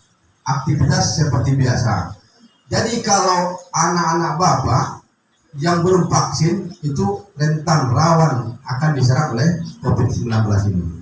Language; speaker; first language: Indonesian; native; Indonesian